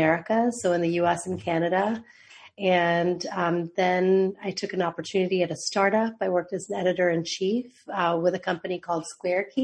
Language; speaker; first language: English; native; English